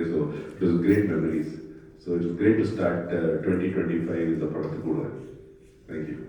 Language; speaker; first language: Tamil; non-native, fluent; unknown